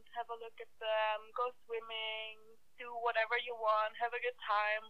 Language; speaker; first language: English; non-native, fluent; German